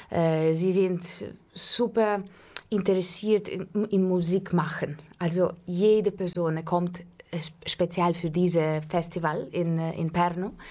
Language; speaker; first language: German; non-native, learner; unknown